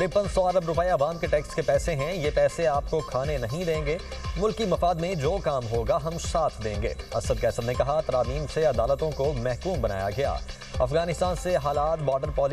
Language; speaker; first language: Urdu; native; Urdu